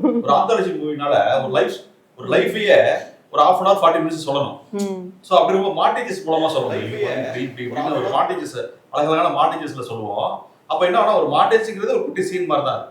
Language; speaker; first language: Tamil; native; Tamil